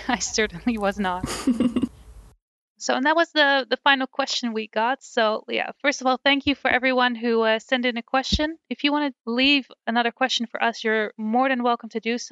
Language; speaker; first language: English; non-native, fluent; Dutch